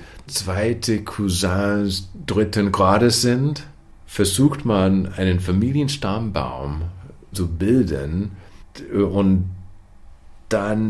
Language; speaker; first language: German; non-native, fluent; English